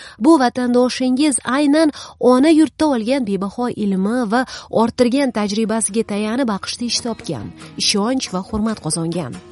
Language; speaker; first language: Uzbek; native; Uzbek